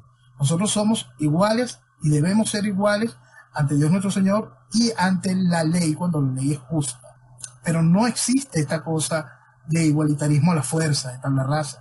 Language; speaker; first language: Spanish; native; Spanish